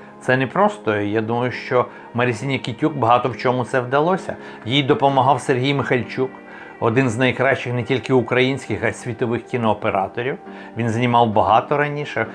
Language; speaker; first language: Ukrainian; native; Ukrainian